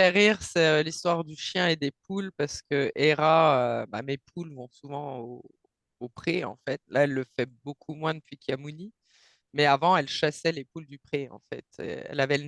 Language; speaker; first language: French; native; French